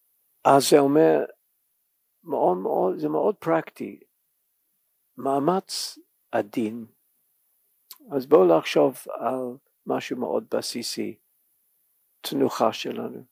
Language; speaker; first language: Hebrew; non-native, learner; English